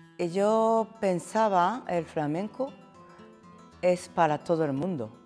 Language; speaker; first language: Spanish; non-native, fluent; Japanese